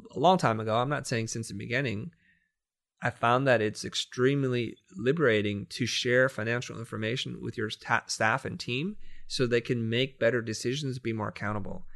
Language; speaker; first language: English; native; English